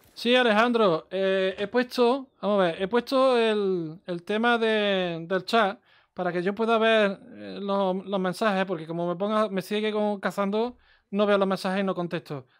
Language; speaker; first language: Spanish; native; Spanish